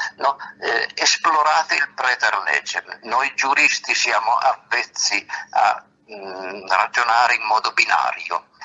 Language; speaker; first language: Italian; native; Italian